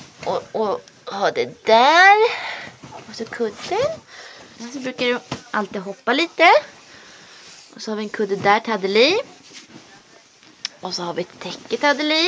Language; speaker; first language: Swedish; native; Swedish